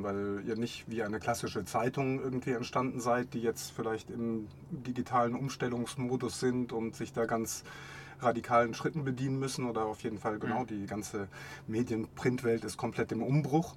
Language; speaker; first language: German; native; German